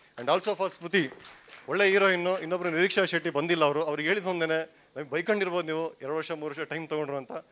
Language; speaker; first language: Kannada; native; Kannada